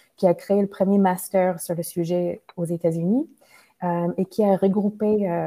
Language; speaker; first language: French; non-native, fluent; English